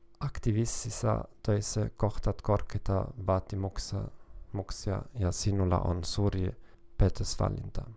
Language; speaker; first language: Finnish; non-native, learner; German